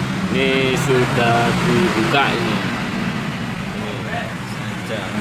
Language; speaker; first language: Indonesian; non-native, local second language; Javanese